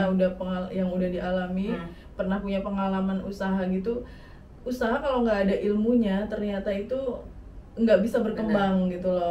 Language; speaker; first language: Indonesian; native; Indonesian